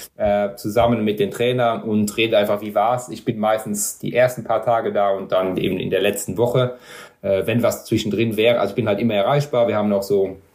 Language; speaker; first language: German; non-native, local second language; Luxembourgish